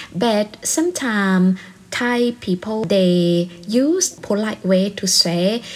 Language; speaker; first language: English; non-native, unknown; Thai